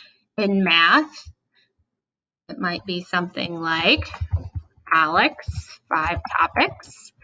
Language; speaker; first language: English; native; English